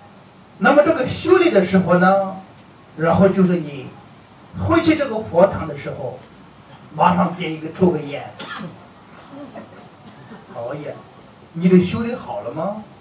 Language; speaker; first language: Chinese; non-native, fluent; Tibetan